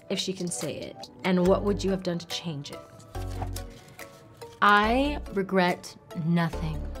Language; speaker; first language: English; early bilingual, other home language; Spanish